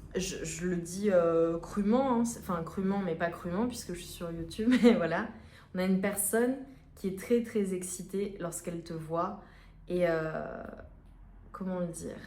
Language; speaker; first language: French; native; French